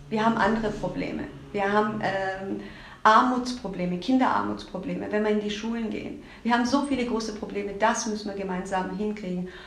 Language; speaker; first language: German; early bilingual, other home language; Turkish